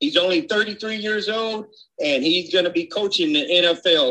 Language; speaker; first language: English; native; English